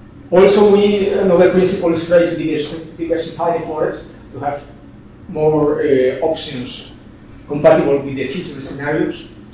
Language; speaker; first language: English; non-native, fluent; Spanish